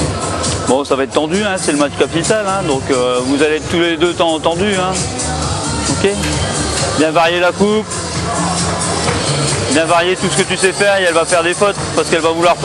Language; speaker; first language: French; native; French